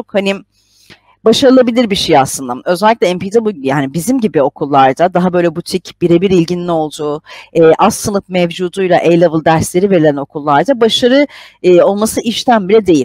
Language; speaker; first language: Turkish; native; Turkish